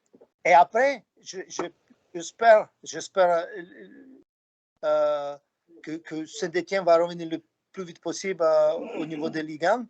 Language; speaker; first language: French; non-native, fluent; Slovak